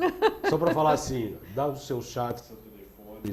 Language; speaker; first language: Portuguese; native; Portuguese